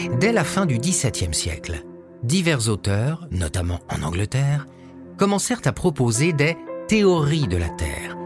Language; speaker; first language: French; native; French